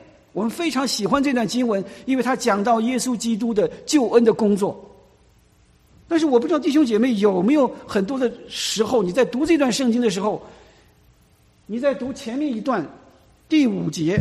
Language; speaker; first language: Chinese; native; Chinese